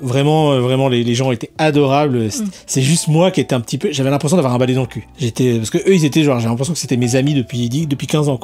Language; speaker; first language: French; native; French